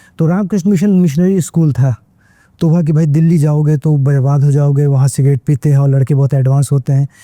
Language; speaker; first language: Hindi; native; Hindi